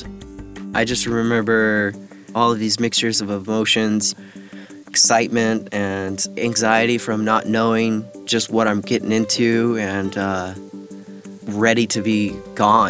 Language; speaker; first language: English; native; English